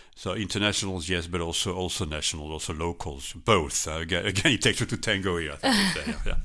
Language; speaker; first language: English; non-native, fluent; French